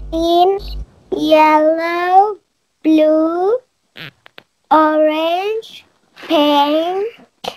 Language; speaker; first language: English; non-native, learner; Arabic